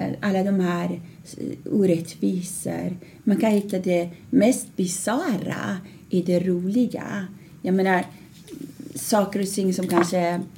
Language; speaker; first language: Swedish; non-native, fluent; Persian